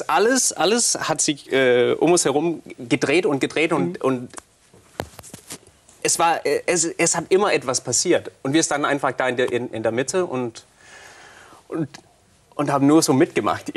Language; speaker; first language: German; non-native, fluent; Danish